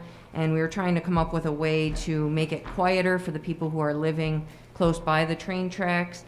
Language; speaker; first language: English; native; English